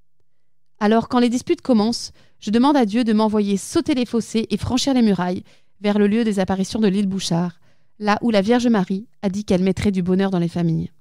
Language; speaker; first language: French; native; French